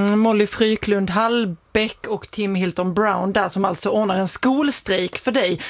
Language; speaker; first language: Swedish; native; Swedish